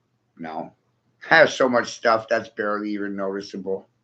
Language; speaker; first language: English; native; English